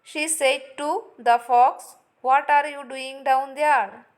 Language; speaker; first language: English; non-native, local second language; Assamese